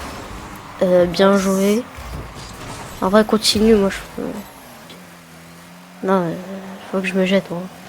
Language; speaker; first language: French; native; French